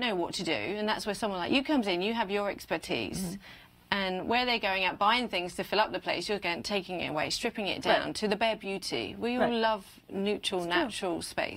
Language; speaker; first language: English; native; English